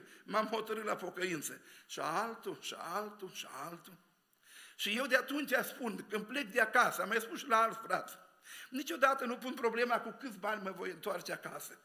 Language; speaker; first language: Romanian; native; Romanian